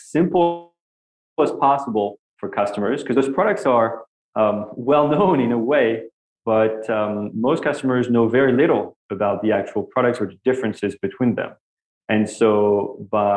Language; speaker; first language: English; non-native, fluent; French